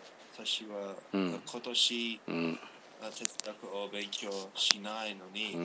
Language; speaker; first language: Japanese; non-native, learner; English